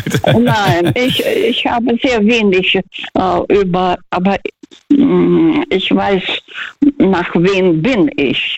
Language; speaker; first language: German; early bilingual, heritage; German